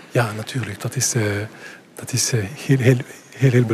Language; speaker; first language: Dutch; non-native, local second language; French